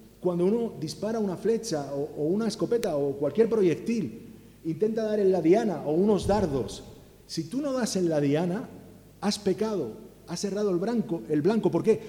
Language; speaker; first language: Spanish; native; Spanish